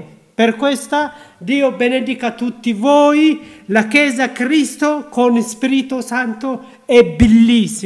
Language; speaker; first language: Italian; non-native, learner; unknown